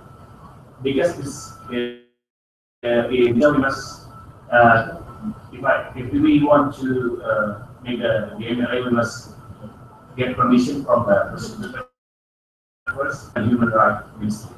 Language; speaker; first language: English; non-native, learner; Indonesian